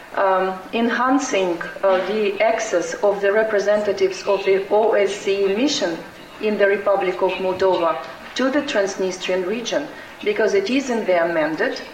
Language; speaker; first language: English; non-native, fluent; Romanian